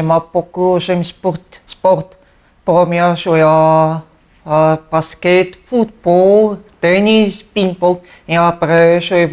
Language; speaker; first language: French; non-native, learner; Bulgarian